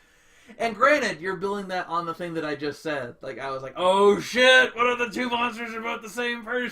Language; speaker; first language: English; native; English